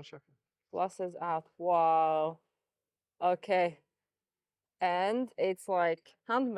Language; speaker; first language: English; non-native, fluent; French